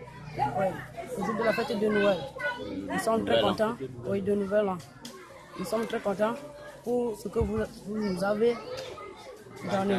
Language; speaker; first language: French; non-native, local second language; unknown